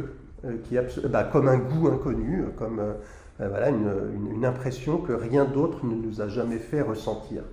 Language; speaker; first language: French; native; French